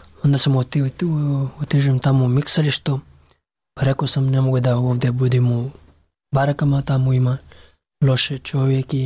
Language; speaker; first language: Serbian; non-native, learner; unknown